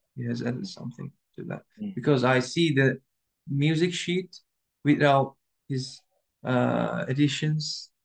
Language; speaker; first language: English; non-native, learner; Turkish